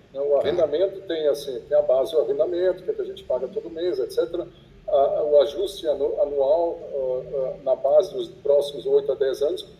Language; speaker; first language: Portuguese; non-native, fluent; German